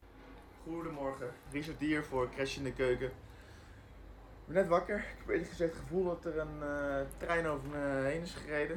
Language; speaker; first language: Dutch; native; Dutch